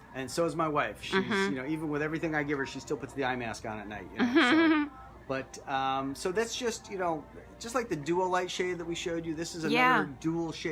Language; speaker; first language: English; native; English